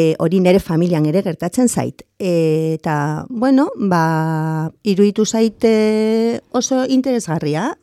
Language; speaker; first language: Basque; non-native, local second language; Spanish